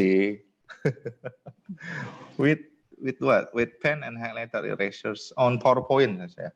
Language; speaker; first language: English; non-native, fluent; Indonesian